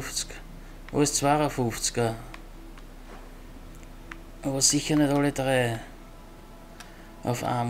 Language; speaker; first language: German; native; German